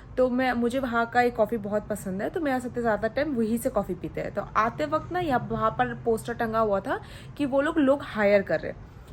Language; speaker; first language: Hindi; non-native, local second language; Odia